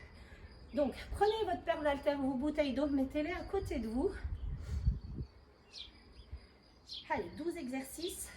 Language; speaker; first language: French; native; French